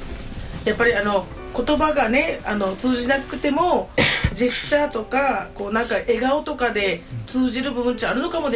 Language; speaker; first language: Japanese; native; Japanese